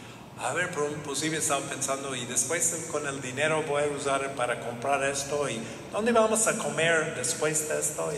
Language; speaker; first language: Spanish; non-native, learner; English